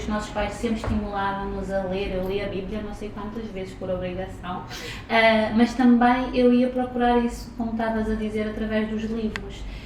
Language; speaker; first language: Portuguese; non-native, local second language; Kabuverdianu